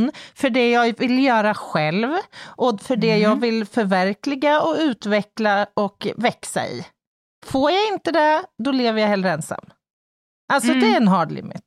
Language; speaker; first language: Swedish; native; Swedish